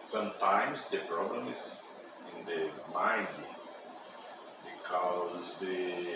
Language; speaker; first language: English; non-native, learner; Portuguese